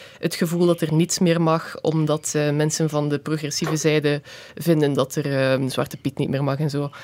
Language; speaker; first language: Dutch; native; Dutch